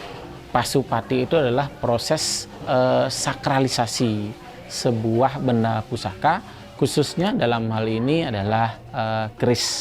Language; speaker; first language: Indonesian; native; Indonesian